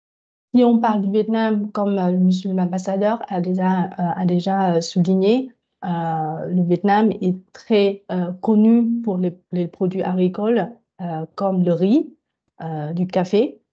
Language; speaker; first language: French; non-native, fluent; Vietnamese